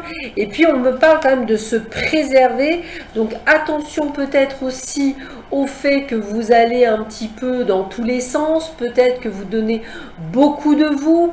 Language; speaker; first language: French; native; French